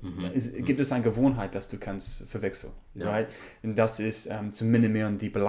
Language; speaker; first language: German; non-native, learner; English